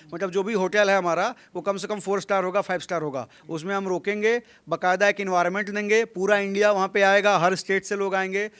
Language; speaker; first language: Hindi; native; Hindi